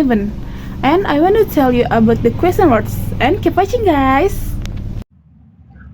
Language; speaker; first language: English; non-native, learner; Indonesian